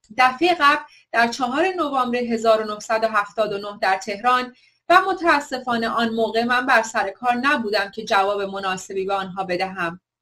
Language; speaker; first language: Persian; native; Persian